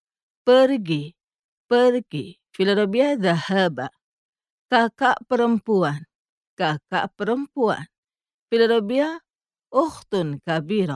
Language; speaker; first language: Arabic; non-native, fluent; Indonesian